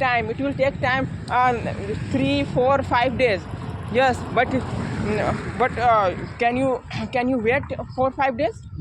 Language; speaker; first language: English; non-native, learner; Hindi